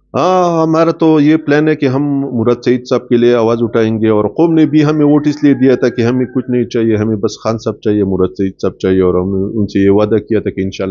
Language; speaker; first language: Urdu; non-native, local second language; Pashto